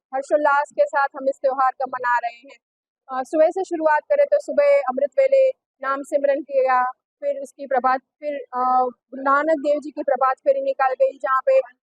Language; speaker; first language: Hindi; non-native, local second language; Sindhi